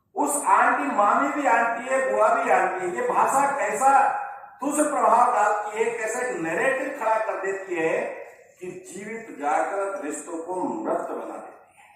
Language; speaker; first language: Hindi; native; Hindi